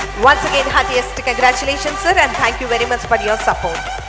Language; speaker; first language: English; non-native, local second language; Telugu